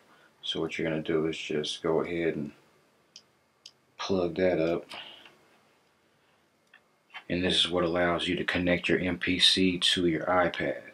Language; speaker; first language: English; native; English